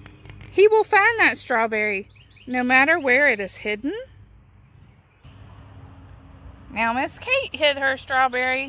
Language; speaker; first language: English; native; English